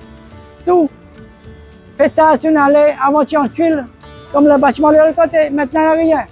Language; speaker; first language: French; non-native, local second language; Morisyen